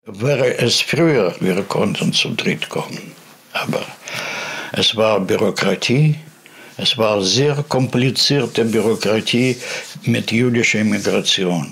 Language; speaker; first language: German; non-native, learner; Russian